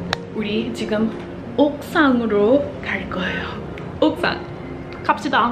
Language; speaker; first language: Korean; non-native, fluent; English